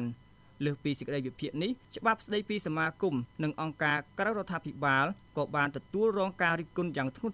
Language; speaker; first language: Khmer; native; Khmer